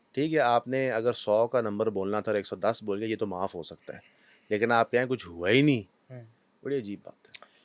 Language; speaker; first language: Urdu; non-native, local second language; Punjabi